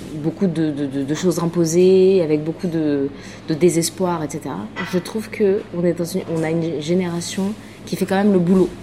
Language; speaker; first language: French; native; French